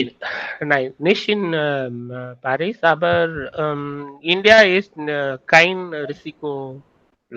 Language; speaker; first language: German; non-native, learner; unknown